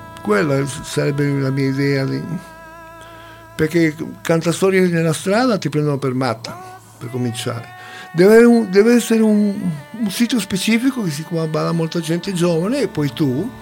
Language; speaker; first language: Italian; non-native, learner; Spanish